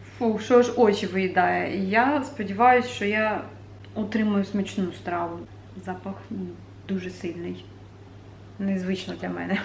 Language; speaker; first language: Ukrainian; non-native, local second language; Russian